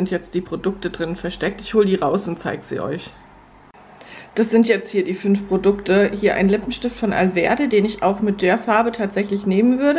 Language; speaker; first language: German; native; German